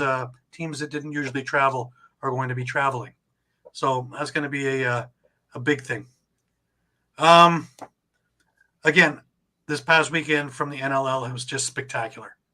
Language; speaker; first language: English; native; English